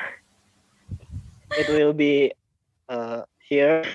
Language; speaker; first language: English; non-native, learner; Indonesian